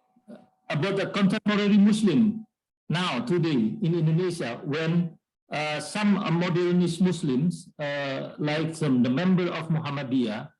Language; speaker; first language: English; non-native, learner; Indonesian